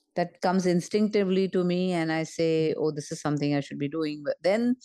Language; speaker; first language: English; non-native, local second language; Marathi